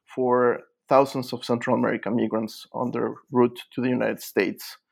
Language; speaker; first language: English; non-native, fluent; Spanish